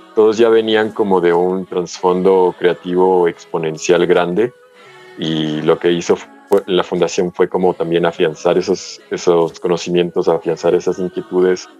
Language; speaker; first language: Spanish; early bilingual, heritage; Spanish